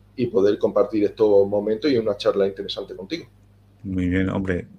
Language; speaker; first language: Spanish; native; Spanish